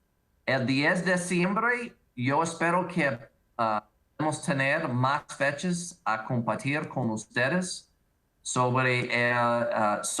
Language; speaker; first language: Spanish; non-native, learner; English